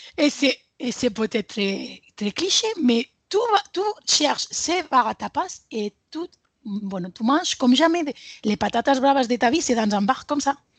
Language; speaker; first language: French; non-native, fluent; Spanish